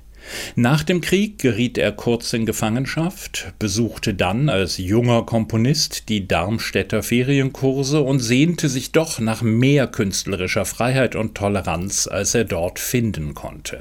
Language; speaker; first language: German; native; German